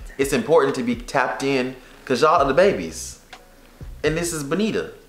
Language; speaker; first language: English; native; English